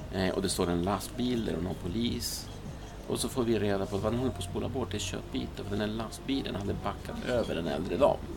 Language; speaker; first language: Swedish; early bilingual, other home language; Spanish